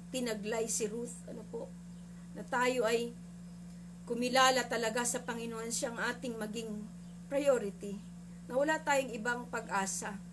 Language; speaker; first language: Filipino; native; Filipino